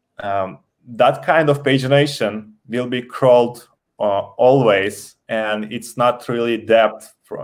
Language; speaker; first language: English; non-native, learner; Turkish